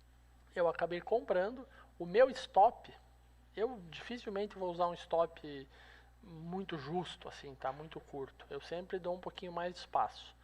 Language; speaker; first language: Portuguese; native; Portuguese